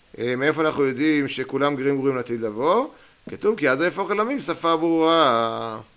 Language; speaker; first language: Hebrew; native; Hebrew